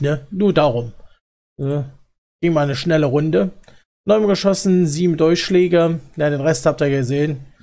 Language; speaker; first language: German; native; German